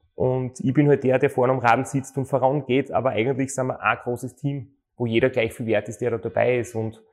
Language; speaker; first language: German; native; German